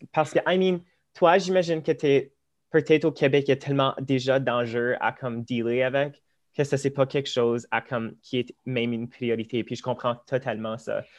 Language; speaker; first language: French; non-native, local second language; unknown